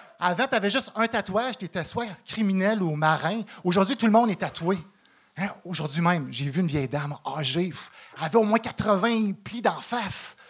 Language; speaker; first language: French; native; French